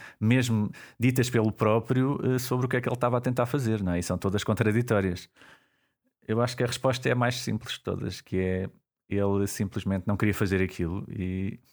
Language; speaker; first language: Portuguese; native; Portuguese